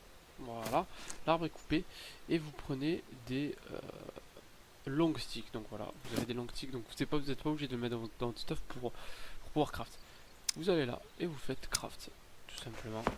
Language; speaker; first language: French; native; French